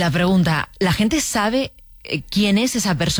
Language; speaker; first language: Spanish; native; Spanish